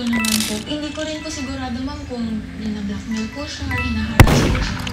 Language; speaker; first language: Filipino; native; Filipino